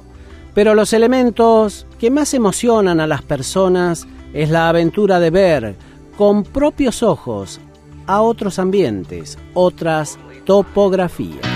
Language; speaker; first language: Spanish; native; Spanish